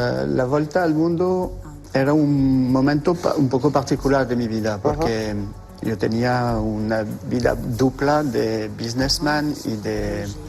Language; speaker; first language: Spanish; non-native, fluent; French